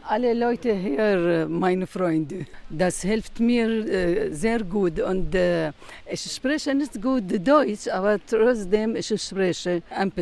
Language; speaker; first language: German; non-native, learner; Arabic